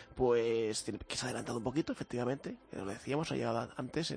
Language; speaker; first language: Spanish; native; Spanish